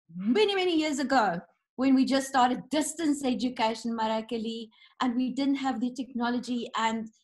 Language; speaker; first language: English; non-native, local second language; Afrikaans